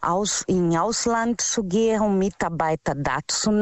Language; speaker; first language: German; non-native, learner; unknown